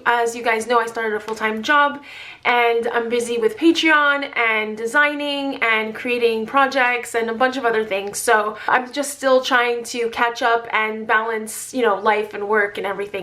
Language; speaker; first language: English; native; English